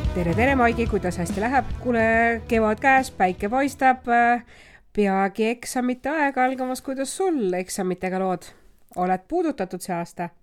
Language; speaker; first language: Estonian; non-native, local second language; Russian